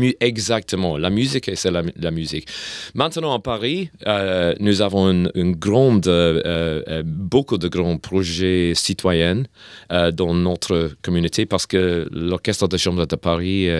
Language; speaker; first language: French; non-native, learner; English